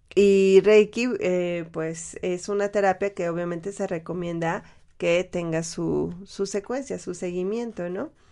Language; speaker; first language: Spanish; native; Spanish